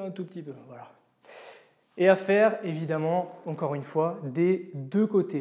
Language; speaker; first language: French; native; French